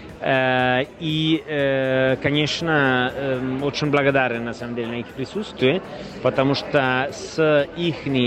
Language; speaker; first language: Russian; non-native, fluent; Italian